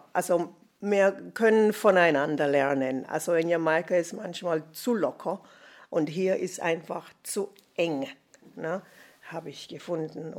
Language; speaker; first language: German; non-native, fluent; English